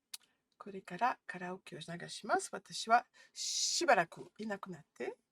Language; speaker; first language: Japanese; non-native, fluent; French